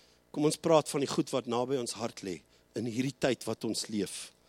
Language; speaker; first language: Afrikaans; native; Afrikaans